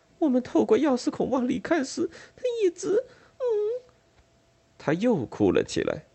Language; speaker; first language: Chinese; native; Chinese